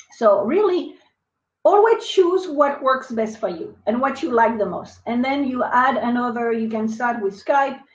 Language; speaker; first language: English; non-native, fluent; French